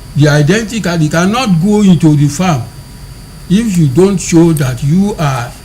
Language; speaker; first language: English; non-native, local second language; Yoruba